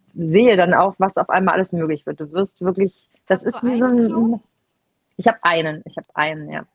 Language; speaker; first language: German; native; German